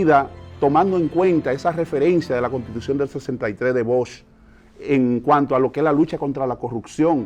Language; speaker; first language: Spanish; native; Spanish